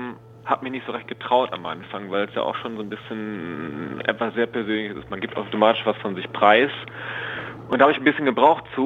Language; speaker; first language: German; native; German